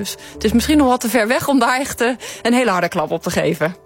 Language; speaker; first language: Dutch; native; Dutch